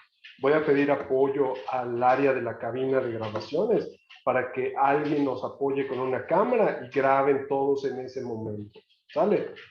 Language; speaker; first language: Spanish; native; Spanish